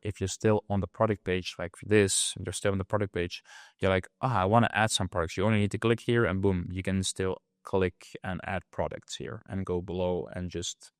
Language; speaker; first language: English; non-native, fluent; Dutch